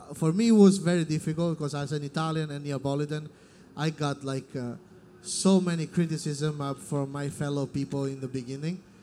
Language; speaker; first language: English; non-native, fluent; Italian